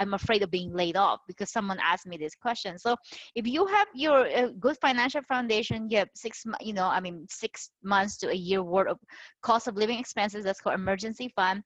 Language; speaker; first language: English; non-native, local second language; Filipino